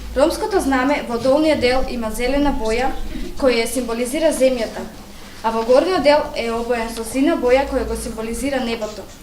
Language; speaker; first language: Macedonian; non-native, local second language; Romany